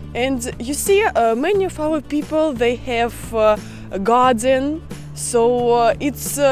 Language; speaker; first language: English; non-native, fluent; Russian